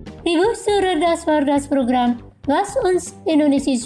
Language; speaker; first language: German; non-native, fluent; Indonesian